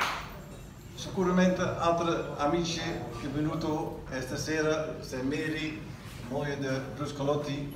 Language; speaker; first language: Italian; non-native, learner; Dutch